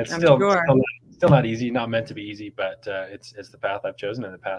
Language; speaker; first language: English; native; English